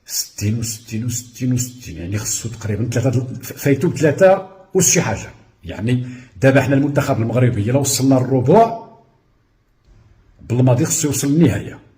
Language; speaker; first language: Arabic; native; Arabic